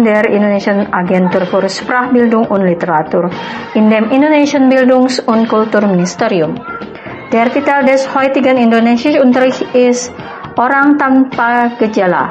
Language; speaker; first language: German; non-native, fluent; Indonesian